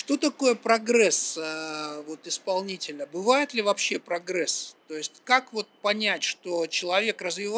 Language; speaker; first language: Russian; native; Russian